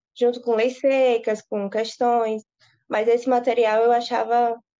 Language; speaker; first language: Portuguese; native; Portuguese